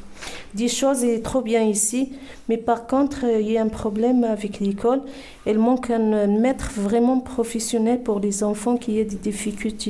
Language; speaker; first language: French; non-native, learner; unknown